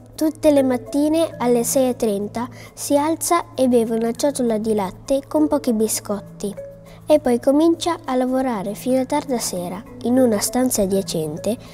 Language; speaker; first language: Italian; native; Italian